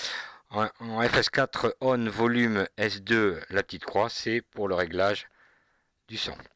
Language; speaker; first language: French; native; French